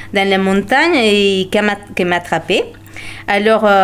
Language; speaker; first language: French; non-native, fluent; Spanish